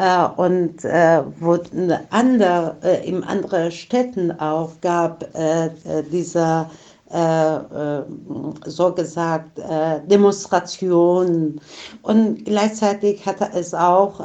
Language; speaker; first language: German; non-native, fluent; Persian